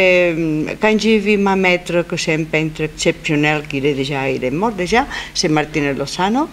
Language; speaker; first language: French; non-native, fluent; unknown